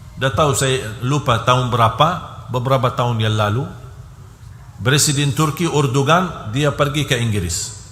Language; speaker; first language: Indonesian; non-native, fluent; Arabic